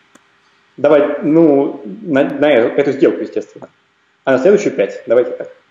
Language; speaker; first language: Russian; native; Russian